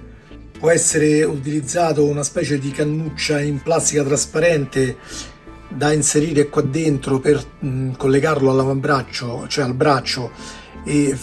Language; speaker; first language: Italian; native; Italian